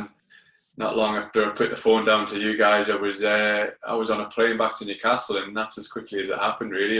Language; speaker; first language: English; native; English